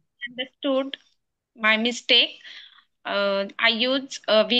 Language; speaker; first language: English; non-native, learner; Marathi